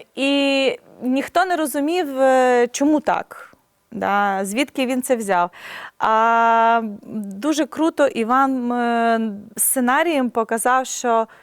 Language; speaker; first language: Ukrainian; native; Ukrainian